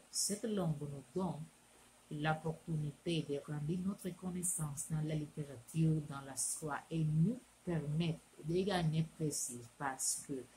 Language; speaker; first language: French; non-native, learner; Spanish